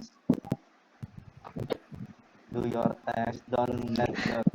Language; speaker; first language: English; non-native, learner; Indonesian